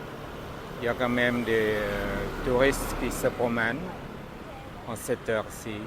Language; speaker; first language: French; non-native, fluent; Vietnamese